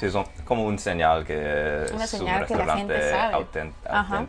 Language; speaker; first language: Spanish; non-native, fluent; English